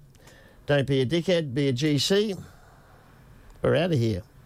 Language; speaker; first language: English; native; English